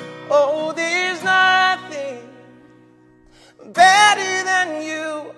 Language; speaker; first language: English; native; English